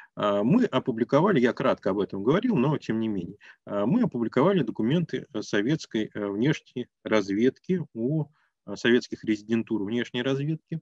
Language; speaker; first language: Russian; native; Russian